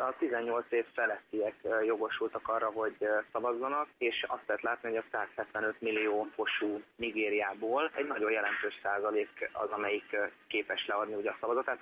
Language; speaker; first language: Hungarian; native; Hungarian